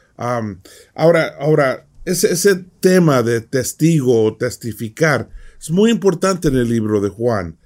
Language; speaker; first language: Spanish; early bilingual, heritage; Spanish